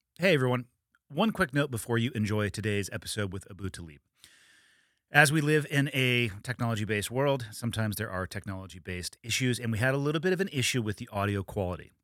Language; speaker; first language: English; native; English